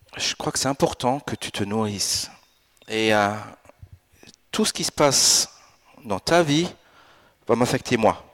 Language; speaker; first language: French; early bilingual, other home language; Italian